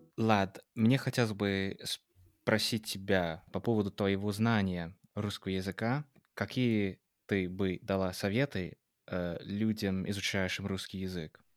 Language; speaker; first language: Russian; non-native, fluent; English